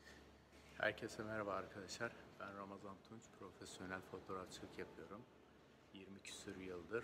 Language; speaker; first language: Turkish; native; Turkish